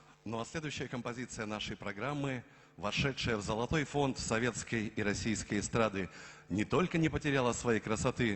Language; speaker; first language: Russian; native; Russian